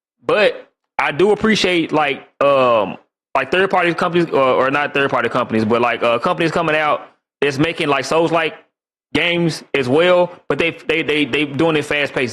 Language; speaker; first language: English; native; English